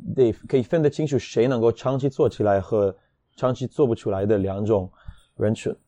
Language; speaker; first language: Chinese; non-native, fluent; Hebrew